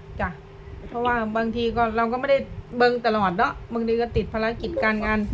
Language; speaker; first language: Thai; non-native, local second language; Lao